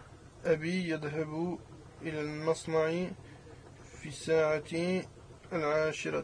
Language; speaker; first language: Arabic; non-native, learner; French